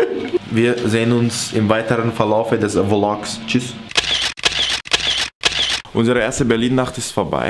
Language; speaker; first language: German; early bilingual, other home language; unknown